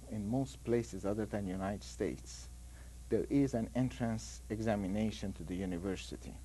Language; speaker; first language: English; non-native, fluent; Persian